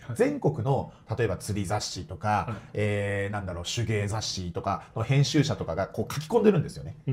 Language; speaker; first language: Japanese; native; Japanese